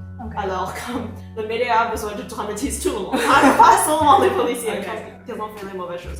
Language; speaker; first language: French; non-native, local second language; English